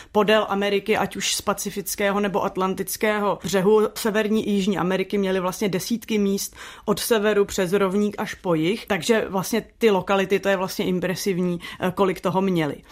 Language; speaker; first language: Czech; native; Czech